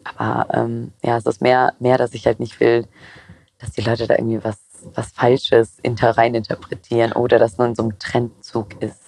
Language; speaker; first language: German; early bilingual, other home language; Greek